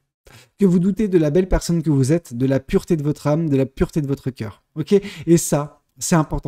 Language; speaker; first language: French; native; French